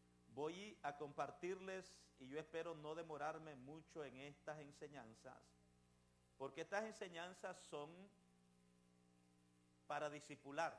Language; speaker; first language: Spanish; native; Spanish